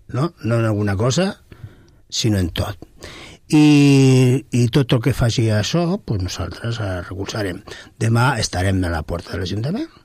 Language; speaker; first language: Catalan; non-native, local second language; Spanish